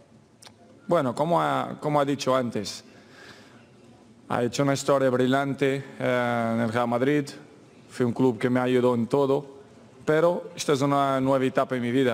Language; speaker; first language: Spanish; non-native, fluent; Portuguese